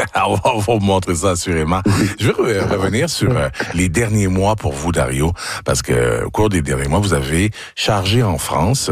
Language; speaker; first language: French; native; French